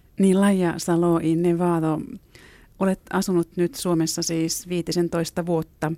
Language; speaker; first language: Finnish; native; Finnish